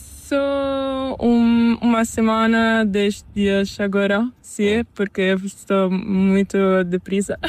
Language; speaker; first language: Spanish; non-native, learner; Portuguese